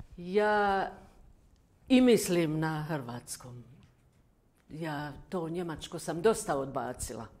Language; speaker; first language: Croatian; non-native, fluent; German